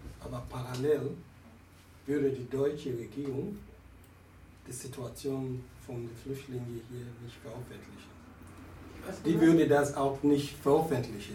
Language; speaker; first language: German; non-native, learner; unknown